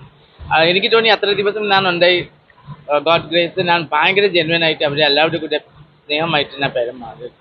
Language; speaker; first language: Malayalam; non-native, local second language; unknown